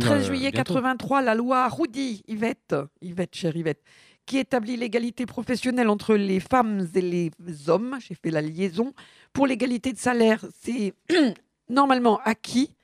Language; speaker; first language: French; native; French